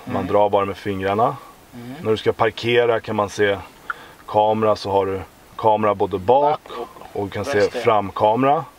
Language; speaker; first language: Swedish; native; Swedish